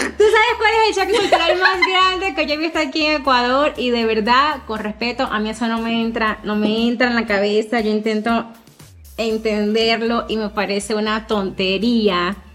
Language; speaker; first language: Spanish; native; Spanish